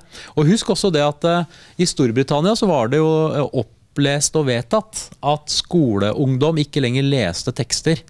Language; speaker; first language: Norwegian; native; Norwegian